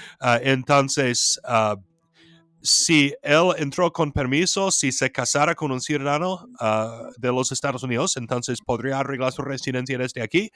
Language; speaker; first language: Spanish; non-native, fluent; English